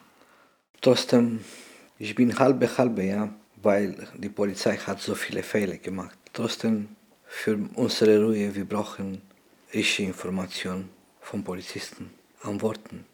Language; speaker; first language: German; non-native, learner; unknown